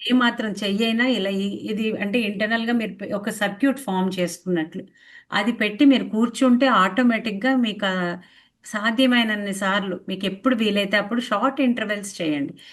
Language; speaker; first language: Telugu; native; Telugu